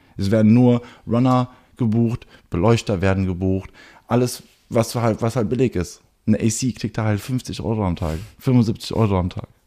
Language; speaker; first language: German; early bilingual, heritage; German